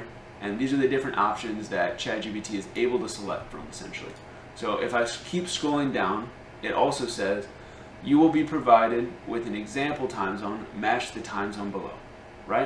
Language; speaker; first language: English; native; English